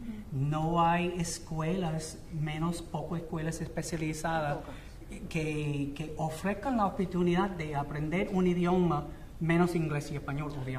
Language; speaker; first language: Spanish; non-native, fluent; English